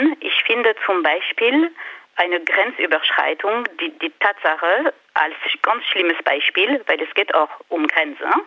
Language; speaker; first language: German; non-native, fluent; French